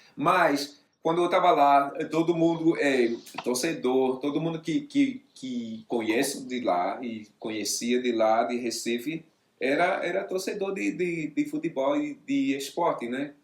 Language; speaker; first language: Portuguese; non-native, fluent; English